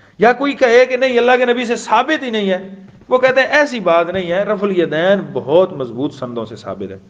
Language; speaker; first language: Urdu; non-native, local second language; Pashto